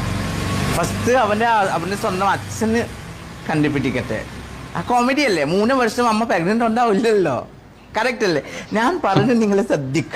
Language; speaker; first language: Malayalam; non-native, fluent; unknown